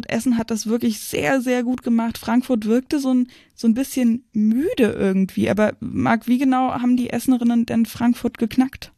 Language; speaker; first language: German; native; German